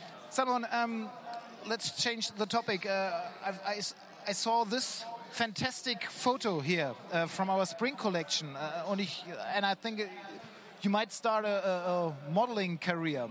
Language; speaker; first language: English; non-native, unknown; German